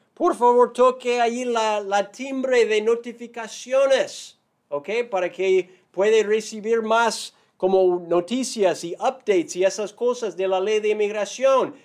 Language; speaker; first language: Spanish; non-native, fluent; English